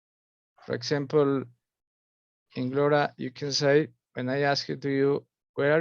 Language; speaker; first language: English; non-native, fluent; Spanish